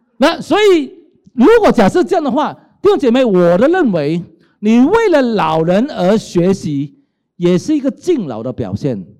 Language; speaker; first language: Chinese; non-native, local second language; Cantonese